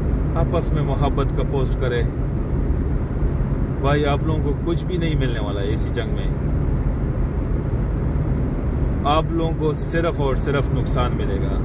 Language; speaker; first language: Hindi; non-native, local second language; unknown